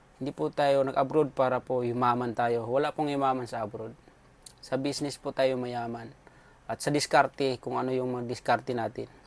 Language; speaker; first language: Filipino; non-native, local second language; Cebuano